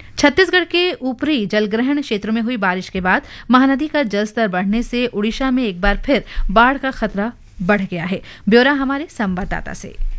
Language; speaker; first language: Hindi; native; Hindi